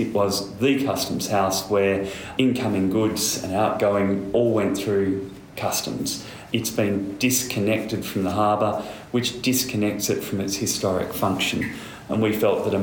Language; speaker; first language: English; native; English